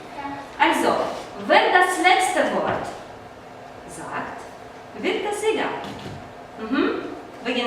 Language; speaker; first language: German; non-native, fluent; Russian